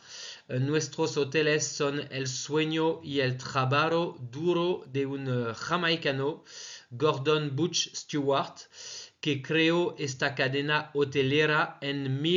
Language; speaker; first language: Spanish; non-native, fluent; French